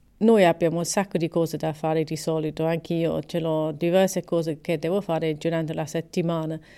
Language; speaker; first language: Italian; non-native, learner; English